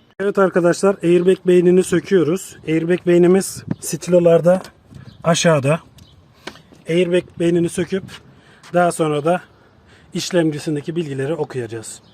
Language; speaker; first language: Turkish; native; Turkish